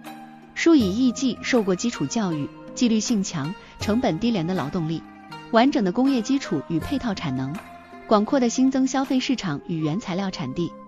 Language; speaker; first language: Chinese; native; Chinese